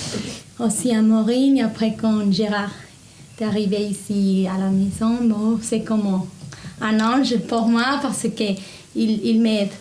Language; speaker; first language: French; non-native, learner; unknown